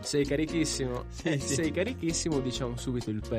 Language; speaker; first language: Italian; native; Italian